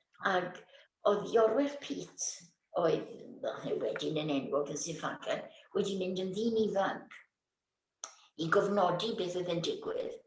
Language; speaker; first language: Welsh; native; Welsh